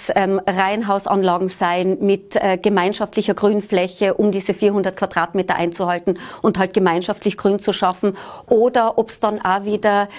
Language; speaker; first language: German; native; German